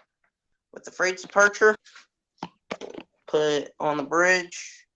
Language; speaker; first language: English; native; English